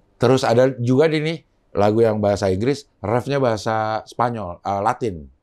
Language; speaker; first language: Indonesian; native; Indonesian